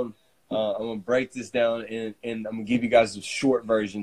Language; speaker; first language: English; native; English